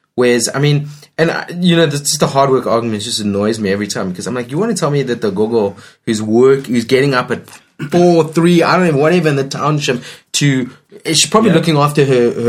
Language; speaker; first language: English; native; English